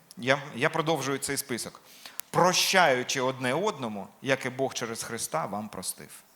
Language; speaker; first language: Ukrainian; non-native, local second language; Russian